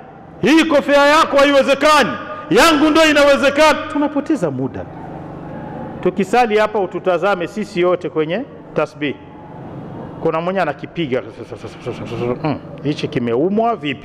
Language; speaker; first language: Swahili; non-native, local second language; Rundi